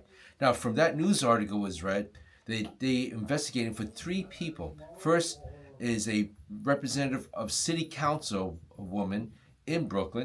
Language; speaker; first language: English; non-native, fluent; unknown